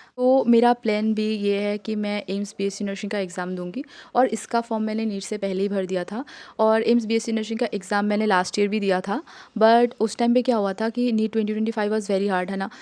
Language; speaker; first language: Hindi; non-native, local second language; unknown